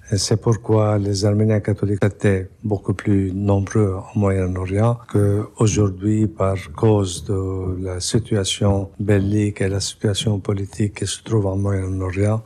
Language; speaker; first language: French; non-native, local second language; Armenian